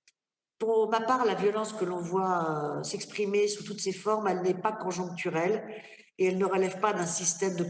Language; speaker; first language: French; native; French